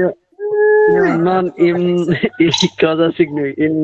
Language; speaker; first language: Italian; non-native, learner; Bangla